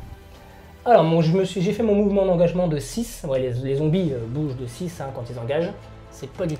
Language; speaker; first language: French; native; French